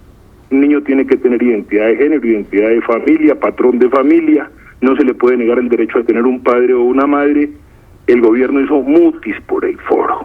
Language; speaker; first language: Spanish; native; Spanish